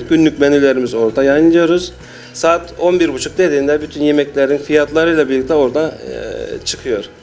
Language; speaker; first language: Turkish; native; Turkish